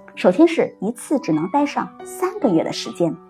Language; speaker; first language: Chinese; native; Chinese